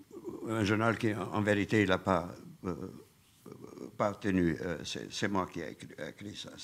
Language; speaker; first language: French; non-native, fluent; Romanian